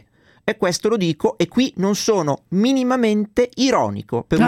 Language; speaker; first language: Italian; native; Italian